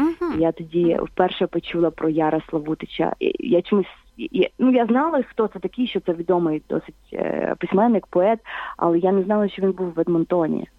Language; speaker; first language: Ukrainian; native; Ukrainian